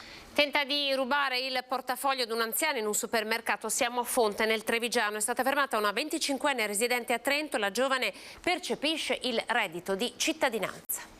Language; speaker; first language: Italian; native; Italian